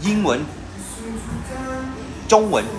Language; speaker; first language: Chinese; non-native, learner; Thai